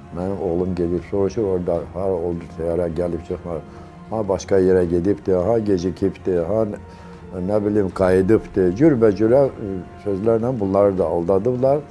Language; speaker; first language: Azerbaijani; non-native, local second language; Avaric